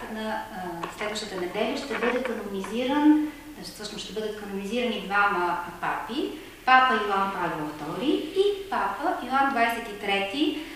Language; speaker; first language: Bulgarian; native; Bulgarian